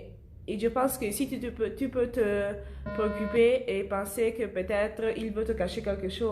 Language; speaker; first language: French; non-native, learner; Italian